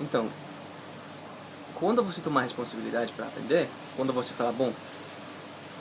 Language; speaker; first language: Portuguese; non-native, fluent; English